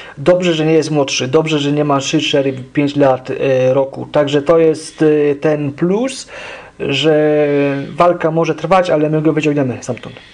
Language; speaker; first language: Polish; native; Polish